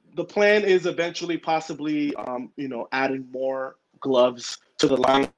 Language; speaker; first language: English; early bilingual, other home language; Spanish